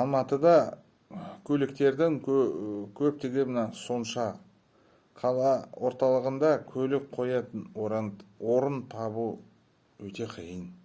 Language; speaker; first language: Kazakh; non-native, local second language; Russian